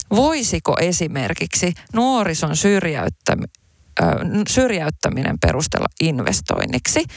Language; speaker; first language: Finnish; early bilingual, other home language; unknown